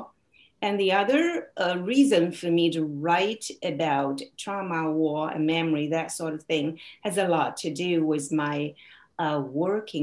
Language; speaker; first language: English; non-native, fluent; Chinese